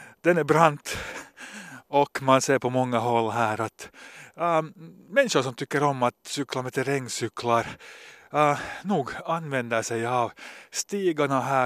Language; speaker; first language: Swedish; native; Swedish